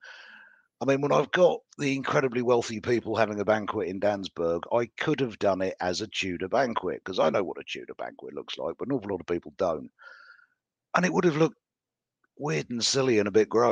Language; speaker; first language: English; native; English